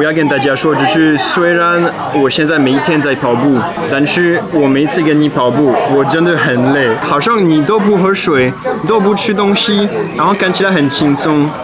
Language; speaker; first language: Chinese; non-native, fluent; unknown